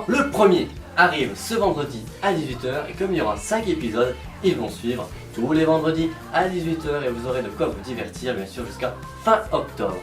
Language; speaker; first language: French; native; French